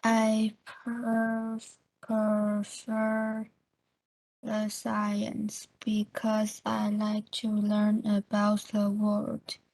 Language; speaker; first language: English; non-native, learner; Chinese